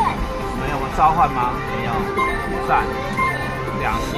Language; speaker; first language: Chinese; native; Chinese